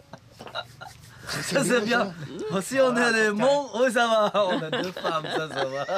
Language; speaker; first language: French; non-native, learner; Lao